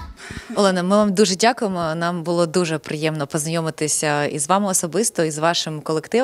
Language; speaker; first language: Ukrainian; native; Ukrainian